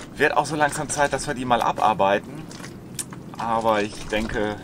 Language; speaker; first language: German; native; German